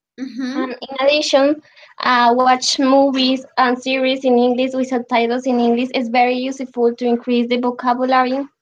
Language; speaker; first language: English; non-native, learner; Spanish